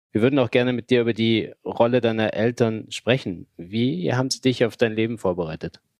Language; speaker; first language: German; native; German